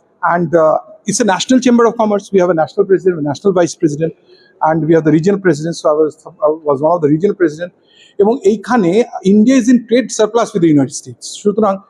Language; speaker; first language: English; non-native, local second language; Bangla